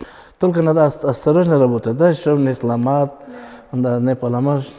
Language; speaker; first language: Russian; non-native, learner; Tajik